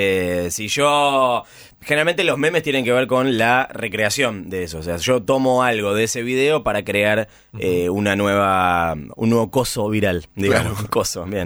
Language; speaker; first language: Spanish; native; Spanish